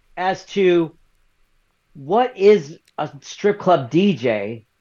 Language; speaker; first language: English; native; English